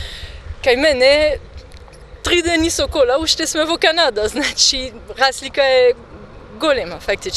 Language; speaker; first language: Macedonian; non-native, learner; French